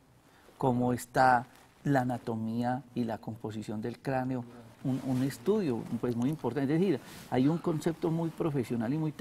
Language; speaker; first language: Spanish; native; Spanish